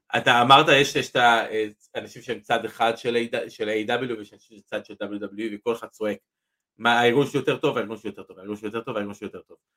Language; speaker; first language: Hebrew; native; Hebrew